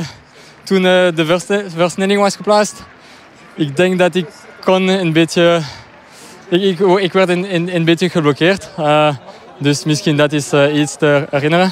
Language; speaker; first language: Dutch; non-native, local second language; French